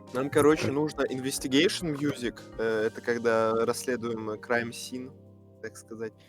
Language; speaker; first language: Russian; native; Russian